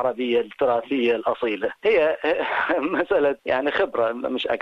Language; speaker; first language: Arabic; native; Arabic